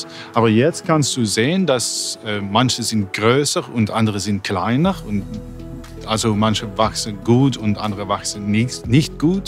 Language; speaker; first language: German; non-native, fluent; Dutch